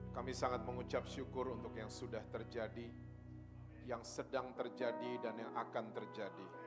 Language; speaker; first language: Indonesian; native; Indonesian